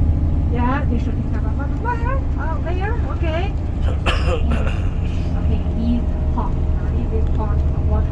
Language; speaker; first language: English; non-native, learner; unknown